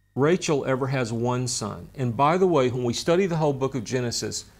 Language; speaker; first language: English; native; English